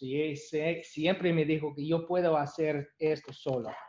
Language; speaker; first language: Spanish; non-native, learner; English